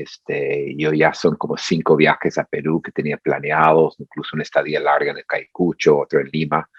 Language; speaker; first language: Spanish; non-native, fluent; English